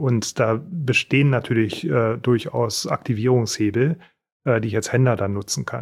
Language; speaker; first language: German; native; German